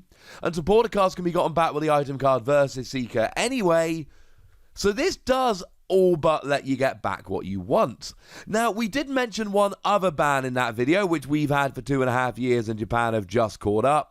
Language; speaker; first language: English; native; English